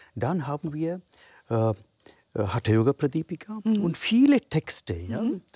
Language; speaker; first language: German; non-native, fluent; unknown